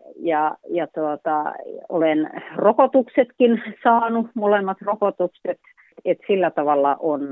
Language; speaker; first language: Finnish; native; Finnish